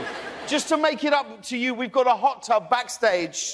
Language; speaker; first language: English; native; English